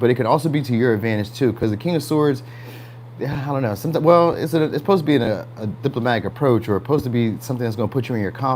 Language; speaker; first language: English; native; English